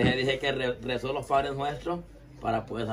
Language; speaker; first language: Spanish; native; Spanish